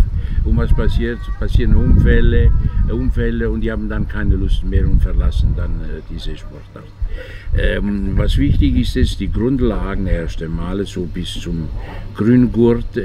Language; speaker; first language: German; non-native, fluent; Italian